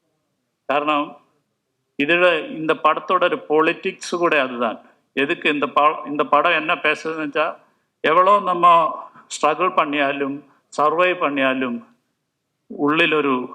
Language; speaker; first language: Tamil; non-native, local second language; Malayalam